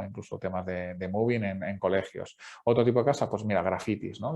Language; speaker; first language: Spanish; native; Spanish